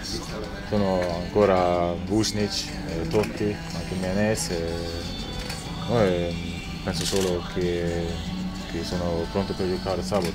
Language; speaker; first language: Italian; non-native, learner; Norwegian